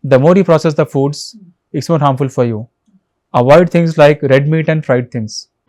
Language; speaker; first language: English; non-native, local second language; Telugu